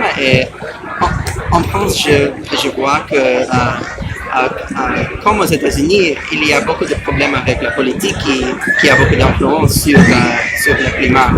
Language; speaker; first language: French; non-native, learner; English